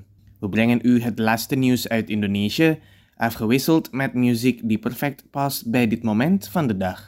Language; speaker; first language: Dutch; non-native, fluent; Indonesian